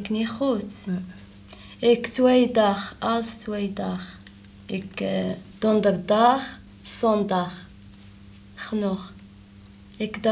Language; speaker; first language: Dutch; non-native, learner; Arabic